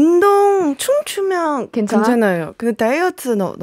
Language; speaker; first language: Korean; non-native, learner; Chinese